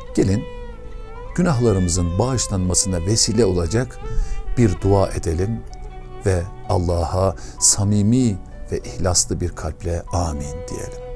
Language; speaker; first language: Turkish; native; Turkish